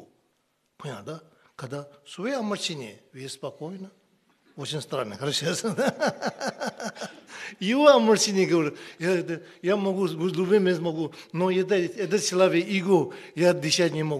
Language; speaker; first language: Russian; non-native, learner; Tibetan